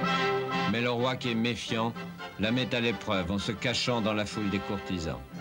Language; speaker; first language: French; native; French